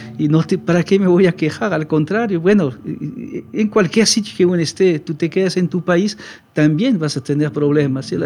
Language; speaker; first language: Spanish; non-native, fluent; French